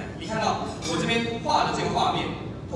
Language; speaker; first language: Chinese; native; Chinese